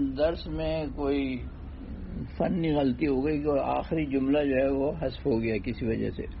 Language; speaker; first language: Urdu; native; Urdu